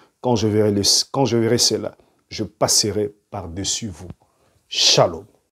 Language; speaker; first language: French; non-native, local second language; Lingala